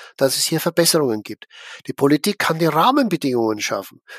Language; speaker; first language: German; native; German